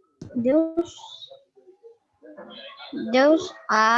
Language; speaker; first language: English; non-native, learner; Indonesian